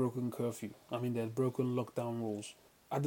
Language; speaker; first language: English; non-native, local second language; Yoruba